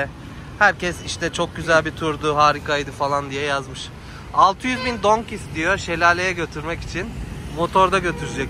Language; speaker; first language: Turkish; native; Turkish